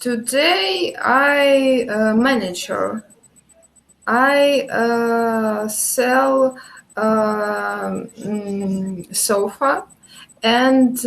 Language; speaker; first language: English; non-native, learner; Russian